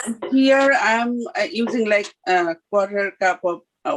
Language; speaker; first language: English; non-native, fluent; Bangla